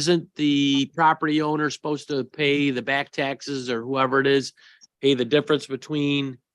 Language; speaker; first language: English; native; English